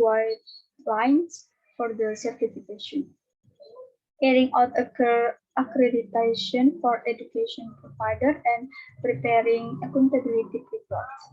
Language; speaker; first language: English; non-native, learner; Indonesian